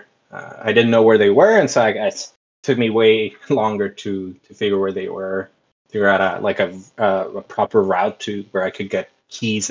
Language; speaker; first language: English; non-native, fluent; Spanish